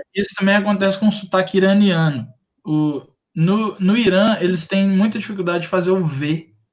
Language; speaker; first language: Portuguese; native; Portuguese